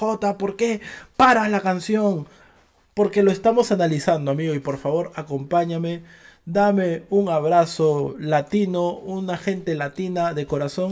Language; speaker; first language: Spanish; native; Spanish